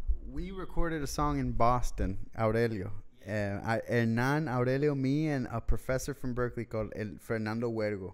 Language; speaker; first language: English; early bilingual, other home language; Spanish